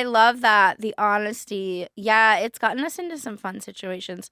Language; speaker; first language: English; native; English